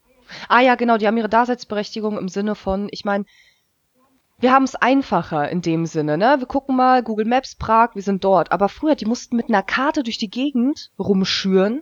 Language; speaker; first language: German; native; German